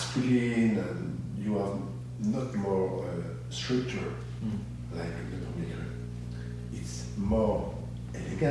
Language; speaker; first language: English; non-native, learner; French